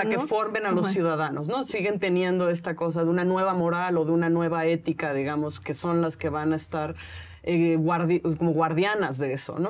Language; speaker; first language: Spanish; native; Spanish